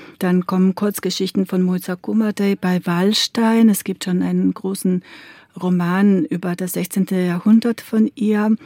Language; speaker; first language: German; non-native, fluent; Slovenian